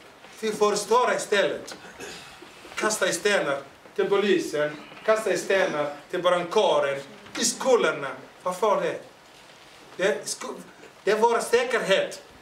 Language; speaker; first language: Swedish; non-native, fluent; Somali